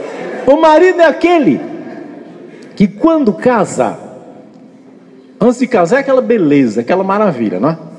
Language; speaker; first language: Portuguese; native; Portuguese